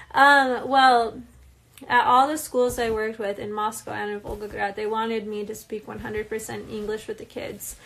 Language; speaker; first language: English; native; English